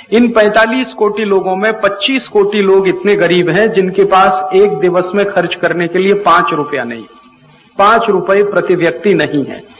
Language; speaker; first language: Hindi; native; Hindi